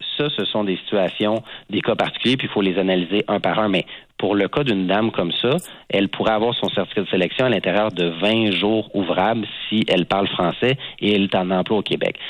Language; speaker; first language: French; native; French